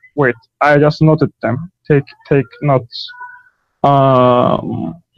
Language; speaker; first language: English; non-native, learner; Turkish